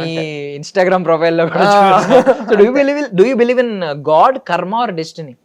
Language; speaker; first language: Telugu; native; Telugu